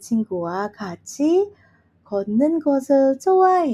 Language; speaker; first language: Korean; non-native, fluent; Indonesian